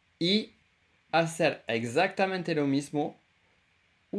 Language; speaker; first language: Spanish; non-native, fluent; French